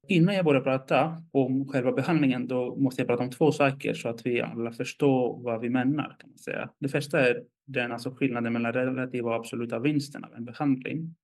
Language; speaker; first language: Swedish; non-native, fluent; Greek